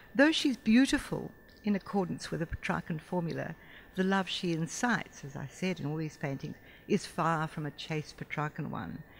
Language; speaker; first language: English; native; English